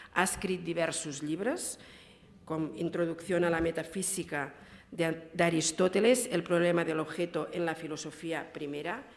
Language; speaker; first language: Catalan; native; Catalan